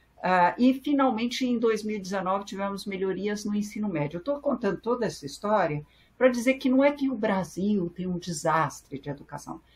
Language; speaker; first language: Portuguese; early bilingual, other home language; French